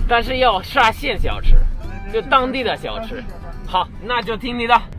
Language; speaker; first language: Chinese; non-native, fluent; English